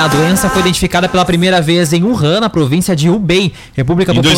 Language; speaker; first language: Portuguese; native; Portuguese